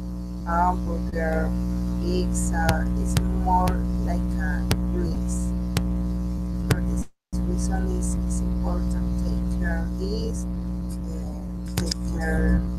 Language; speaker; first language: English; non-native, learner; Spanish